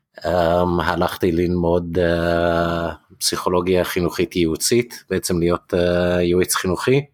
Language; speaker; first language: Hebrew; non-native, fluent; English